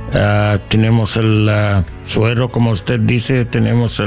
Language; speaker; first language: Spanish; non-native, learner; English